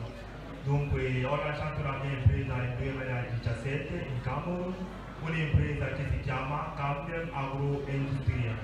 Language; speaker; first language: Italian; non-native, fluent; French